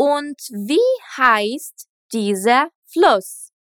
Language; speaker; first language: German; non-native, fluent; Portuguese